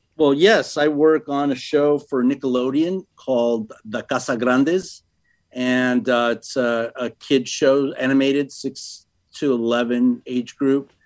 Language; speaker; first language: English; early bilingual, other home language; Spanish